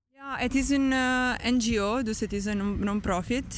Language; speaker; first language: Dutch; non-native, learner; English